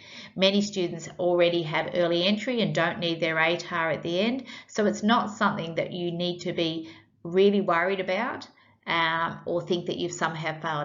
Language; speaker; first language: English; native; English